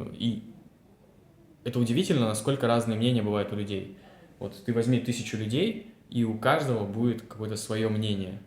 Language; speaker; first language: Russian; native; Russian